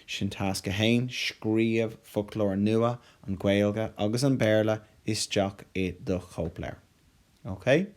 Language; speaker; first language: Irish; non-native, local second language; English